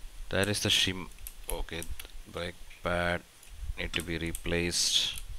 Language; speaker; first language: English; non-native, local second language; Malayalam